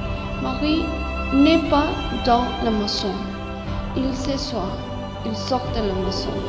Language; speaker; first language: French; non-native, learner; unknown